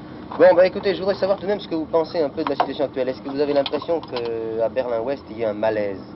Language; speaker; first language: French; native; French